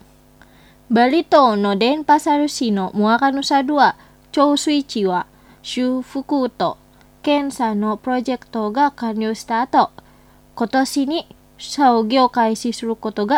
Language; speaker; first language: Japanese; non-native, fluent; Indonesian